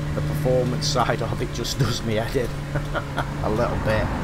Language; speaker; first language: English; native; English